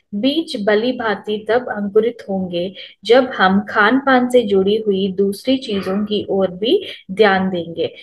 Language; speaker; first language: Hindi; non-native, local second language; Telugu